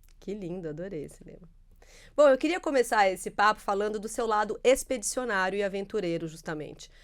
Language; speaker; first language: Portuguese; native; Portuguese